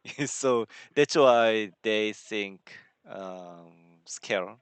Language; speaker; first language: English; non-native, learner; Korean